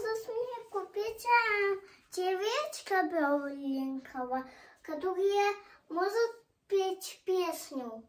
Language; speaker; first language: Russian; early bilingual, other home language; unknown